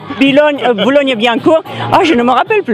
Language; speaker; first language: French; native; French